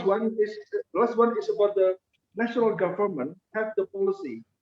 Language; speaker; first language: English; non-native, fluent; Indonesian